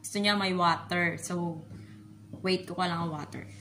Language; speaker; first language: Filipino; native; Filipino